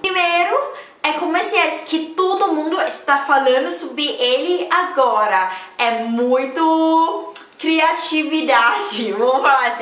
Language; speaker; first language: Portuguese; non-native, learner; Thai